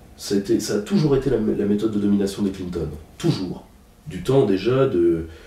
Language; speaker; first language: French; native; French